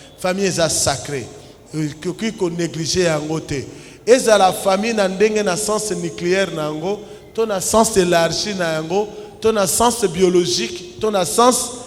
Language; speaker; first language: Lingala; native; Lingala